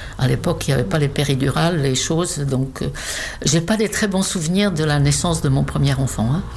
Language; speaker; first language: French; non-native, fluent; Czech